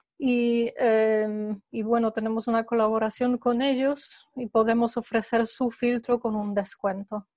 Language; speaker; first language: Spanish; non-native, fluent; Polish